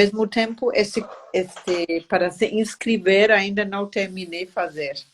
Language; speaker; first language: Portuguese; non-native, fluent; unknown